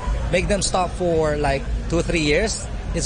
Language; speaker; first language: English; non-native, local second language; Filipino